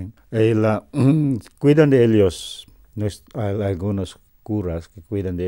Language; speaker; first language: Spanish; non-native, fluent; Cebuano